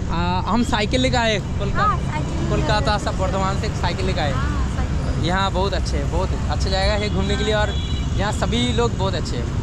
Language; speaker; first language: Hindi; non-native, local second language; Bangla